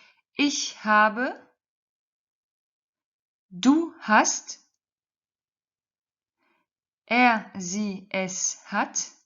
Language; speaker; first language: German; non-native, fluent; French